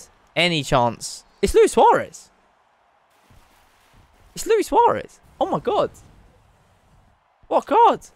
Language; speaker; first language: English; native; English